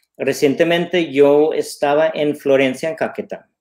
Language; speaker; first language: Spanish; non-native, fluent; English